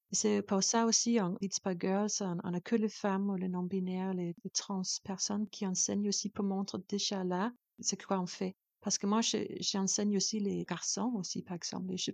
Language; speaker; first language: French; non-native, learner; Danish